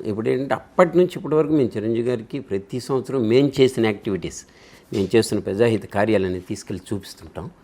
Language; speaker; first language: Telugu; native; Telugu